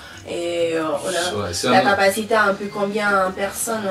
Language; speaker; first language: French; non-native, fluent; Spanish